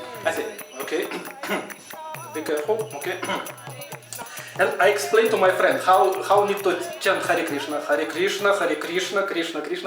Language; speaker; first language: English; non-native, learner; Russian